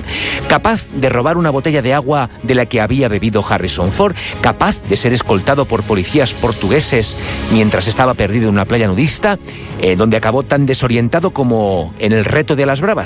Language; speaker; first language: Spanish; native; Spanish